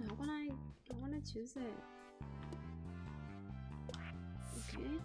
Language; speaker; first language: English; non-native, learner; Japanese